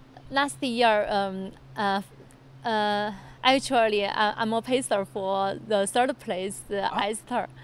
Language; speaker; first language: English; non-native, learner; Chinese